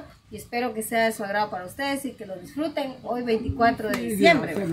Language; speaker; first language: Spanish; native; Spanish